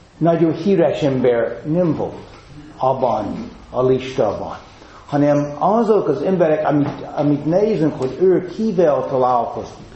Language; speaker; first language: Hungarian; non-native, fluent; English